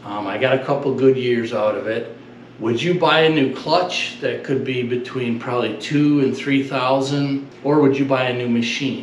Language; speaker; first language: English; native; English